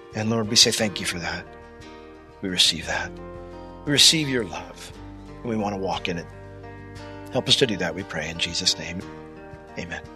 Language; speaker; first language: English; native; English